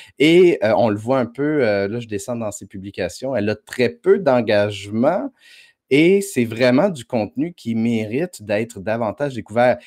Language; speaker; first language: French; native; French